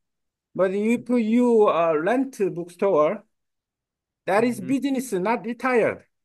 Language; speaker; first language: English; non-native, learner; Korean